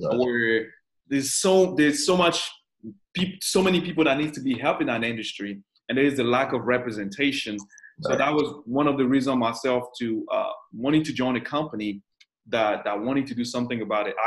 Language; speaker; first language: English; non-native, fluent; French